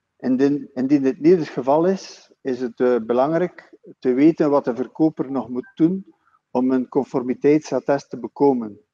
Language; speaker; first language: Dutch; native; Dutch